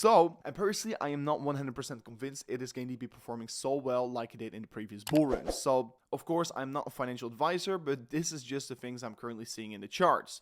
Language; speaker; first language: English; non-native, fluent; Dutch